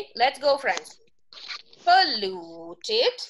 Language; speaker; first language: English; non-native, fluent; Russian